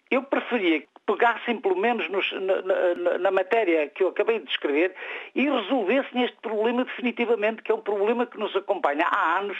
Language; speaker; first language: Portuguese; native; Portuguese